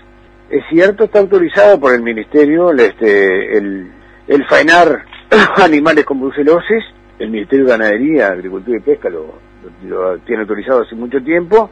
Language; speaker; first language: Spanish; native; Spanish